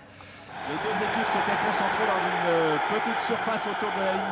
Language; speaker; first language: French; native; French